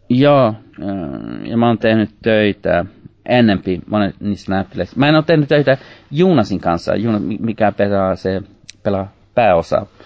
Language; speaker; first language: Finnish; early bilingual, heritage; Finnish